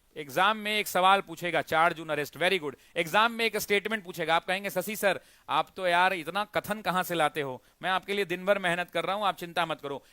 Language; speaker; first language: Hindi; native; Hindi